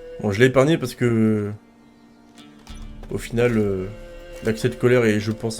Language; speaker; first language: French; native; French